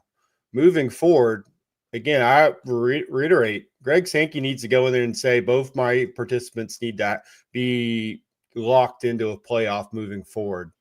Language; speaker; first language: English; native; English